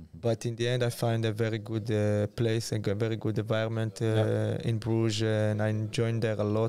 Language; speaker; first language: English; non-native, fluent; Hebrew